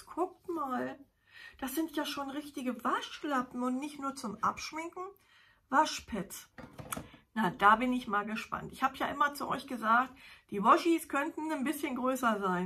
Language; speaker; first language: German; native; German